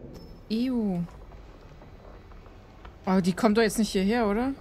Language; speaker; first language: German; native; German